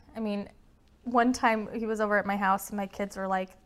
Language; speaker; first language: English; native; English